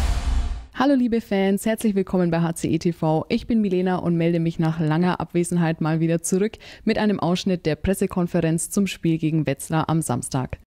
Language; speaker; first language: German; native; German